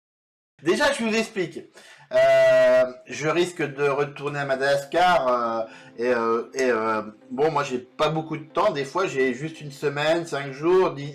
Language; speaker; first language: French; native; French